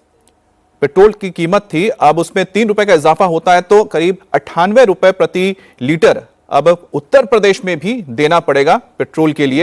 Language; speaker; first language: Hindi; native; Hindi